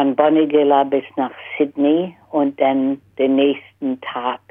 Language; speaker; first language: German; early bilingual, heritage; German